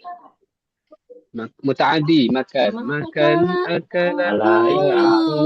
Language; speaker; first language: Arabic; non-native, fluent; Indonesian